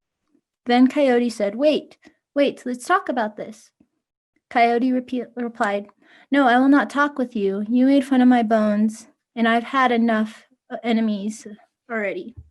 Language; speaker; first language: English; native; English